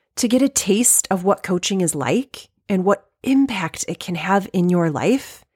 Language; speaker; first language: English; native; English